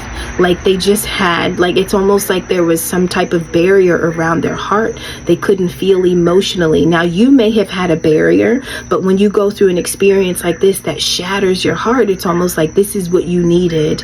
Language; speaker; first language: English; native; English